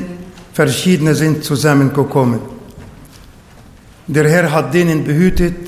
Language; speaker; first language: German; non-native, learner; Arabic